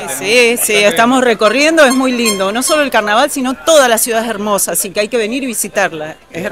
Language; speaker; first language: Spanish; native; Spanish